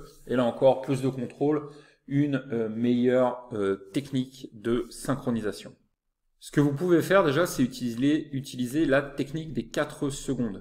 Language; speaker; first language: French; native; French